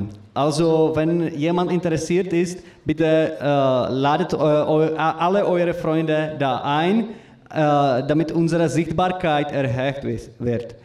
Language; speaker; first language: German; non-native, learner; Czech